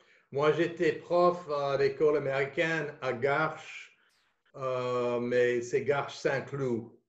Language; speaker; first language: French; non-native, fluent; English